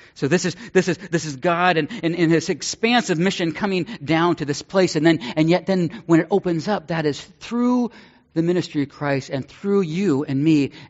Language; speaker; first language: English; native; English